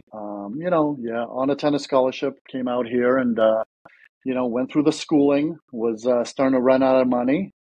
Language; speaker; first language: English; early bilingual, other home language; Russian